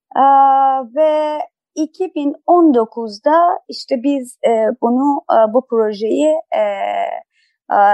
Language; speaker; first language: Turkish; non-native, fluent; Persian